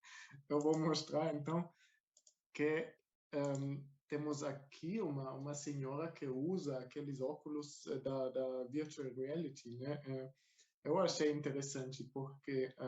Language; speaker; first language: Portuguese; non-native, fluent; German